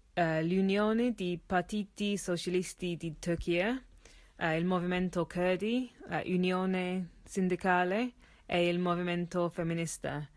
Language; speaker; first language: Italian; non-native, learner; English